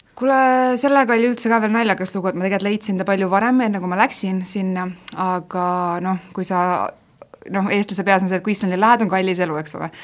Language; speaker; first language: Estonian; native; Estonian